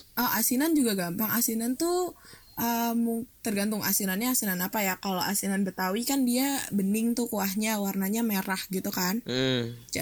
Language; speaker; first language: Indonesian; native; Indonesian